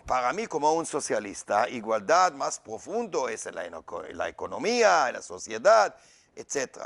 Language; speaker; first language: Spanish; non-native, learner; Hebrew